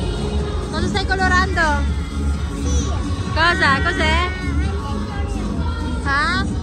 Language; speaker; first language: Italian; non-native, learner; Filipino